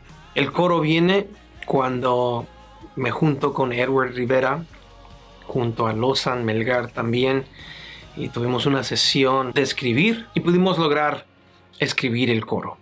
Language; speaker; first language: Spanish; native; Spanish